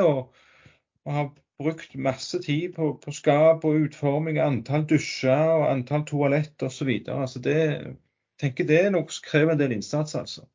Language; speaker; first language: Norwegian; native; Norwegian